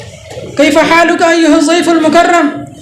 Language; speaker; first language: Arabic; non-native, learner; Urdu